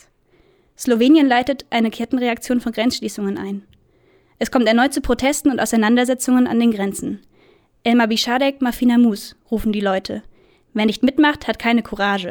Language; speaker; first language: German; native; German